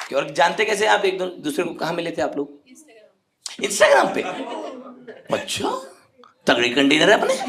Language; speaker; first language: Hindi; native; Hindi